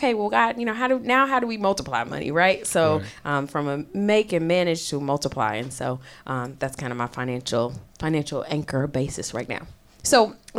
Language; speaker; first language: English; native; English